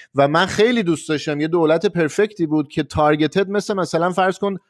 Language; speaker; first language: Persian; native; Persian